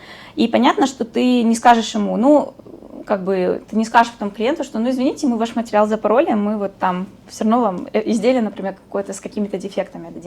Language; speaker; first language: Russian; native; Russian